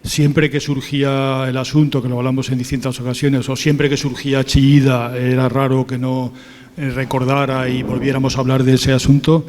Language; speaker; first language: Spanish; native; Spanish